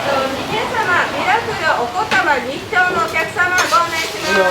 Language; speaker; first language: Japanese; native; Japanese